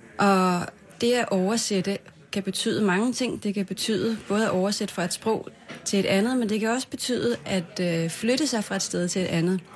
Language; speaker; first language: Danish; native; Danish